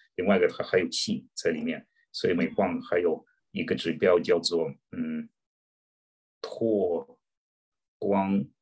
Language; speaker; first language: Chinese; non-native, fluent; Russian